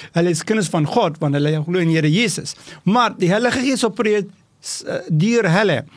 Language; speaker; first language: Afrikaans; non-native, local second language; English